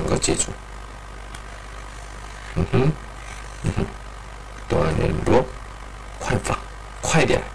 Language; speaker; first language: Chinese; non-native, learner; Korean